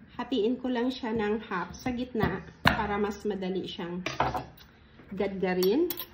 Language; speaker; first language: Filipino; non-native, local second language; Cebuano